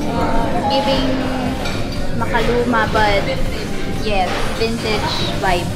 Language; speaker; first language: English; non-native, local second language; Filipino